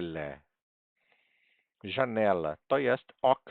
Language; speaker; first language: Polish; non-native, fluent; Portuguese